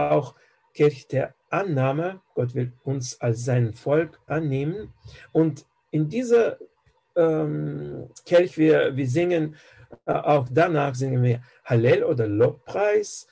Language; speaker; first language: German; non-native, fluent; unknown